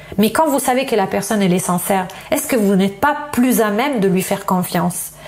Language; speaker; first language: French; non-native, fluent; Italian